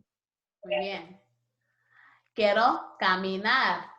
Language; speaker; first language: Spanish; non-native, learner; English